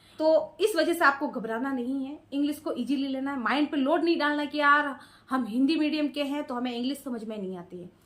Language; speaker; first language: Hindi; native; Hindi